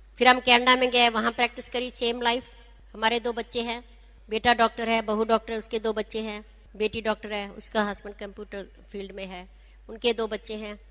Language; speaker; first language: Hindi; non-native, local second language; Punjabi